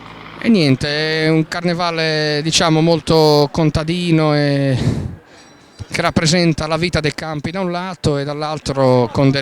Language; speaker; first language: Italian; native; Italian